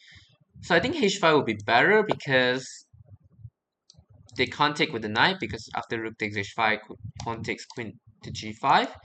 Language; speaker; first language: English; non-native, fluent; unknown